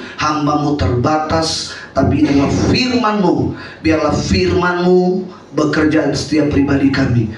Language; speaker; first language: Indonesian; native; Indonesian